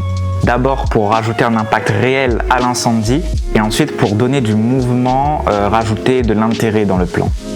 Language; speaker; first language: French; native; French